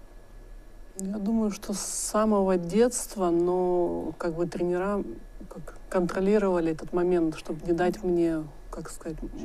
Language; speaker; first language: Russian; native; Russian